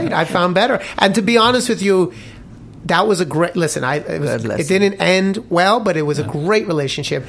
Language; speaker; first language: English; native; English